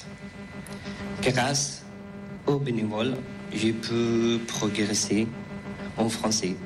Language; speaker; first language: French; non-native, fluent; Persian